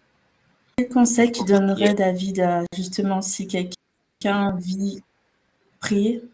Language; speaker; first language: French; native; French